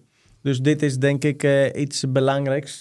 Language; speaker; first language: Dutch; non-native, fluent; Greek